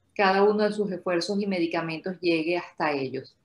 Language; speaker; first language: Spanish; native; Spanish